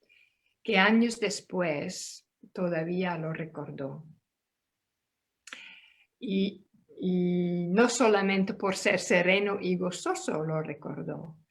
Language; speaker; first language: Spanish; non-native, fluent; Dutch